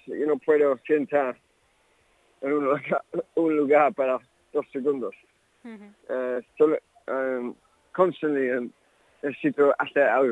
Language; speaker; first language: Spanish; non-native, learner; English